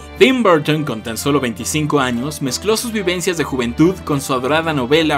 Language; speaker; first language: Spanish; native; Spanish